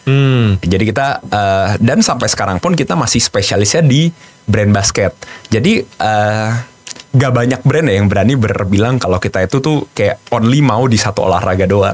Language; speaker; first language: Indonesian; native; Indonesian